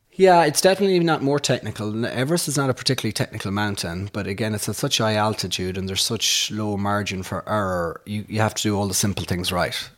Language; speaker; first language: English; native; English